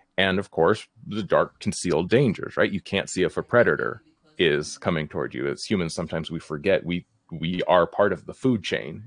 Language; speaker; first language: English; native; English